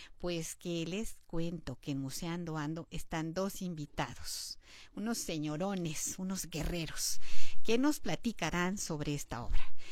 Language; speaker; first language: Spanish; native; Spanish